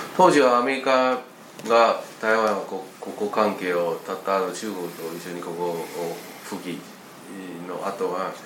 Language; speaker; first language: Japanese; non-native, fluent; Chinese